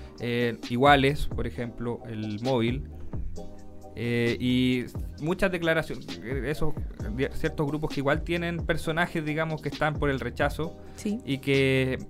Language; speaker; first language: Spanish; native; Spanish